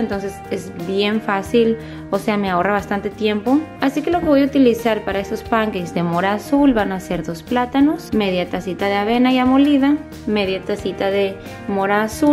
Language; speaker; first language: Spanish; native; Spanish